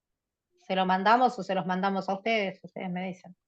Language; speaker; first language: Spanish; native; Spanish